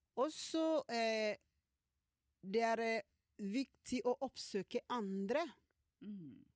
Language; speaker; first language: Norwegian; non-native, fluent; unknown